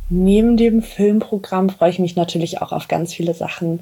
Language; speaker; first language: German; native; German